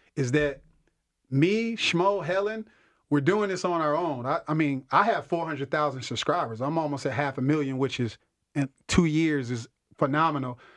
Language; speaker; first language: English; native; English